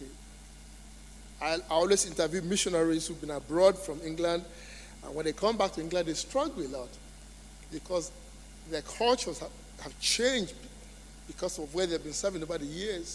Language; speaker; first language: English; non-native, local second language; Yoruba